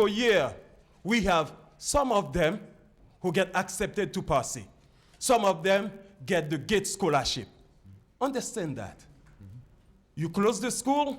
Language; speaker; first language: English; non-native, fluent; Haitian Creole